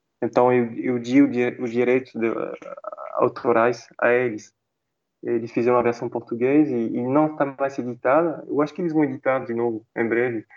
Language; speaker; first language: Portuguese; non-native, fluent; French